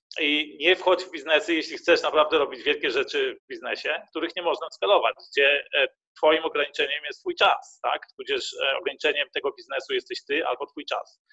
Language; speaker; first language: Polish; early bilingual, heritage; Polish